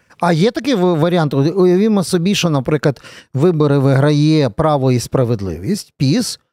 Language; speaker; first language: Ukrainian; native; Ukrainian